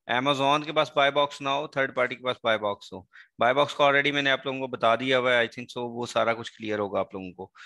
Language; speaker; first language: Urdu; non-native, local second language; Sindhi